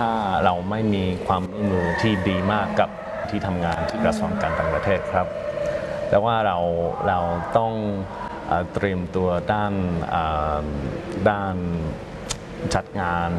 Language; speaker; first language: Thai; non-native, fluent; English